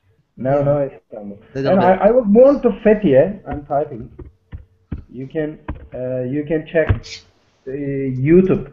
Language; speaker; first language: English; non-native, learner; Turkish